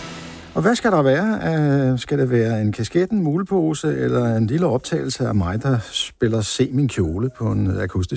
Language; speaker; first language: Danish; native; Danish